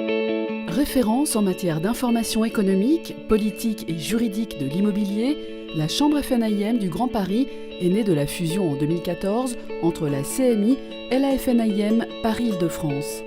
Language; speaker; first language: French; native; French